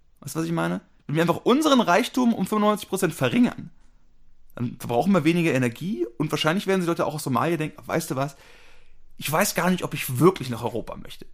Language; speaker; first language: German; native; German